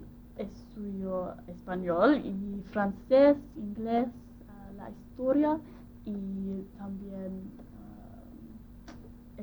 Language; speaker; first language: Spanish; non-native, learner; English